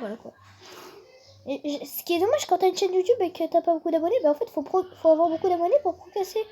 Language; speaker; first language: French; native; French